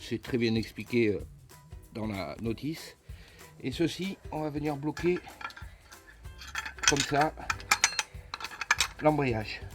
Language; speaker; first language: French; native; French